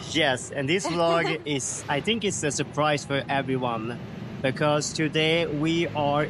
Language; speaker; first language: English; non-native, fluent; Swedish